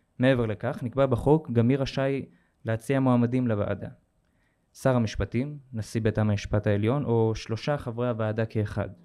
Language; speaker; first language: Hebrew; native; Hebrew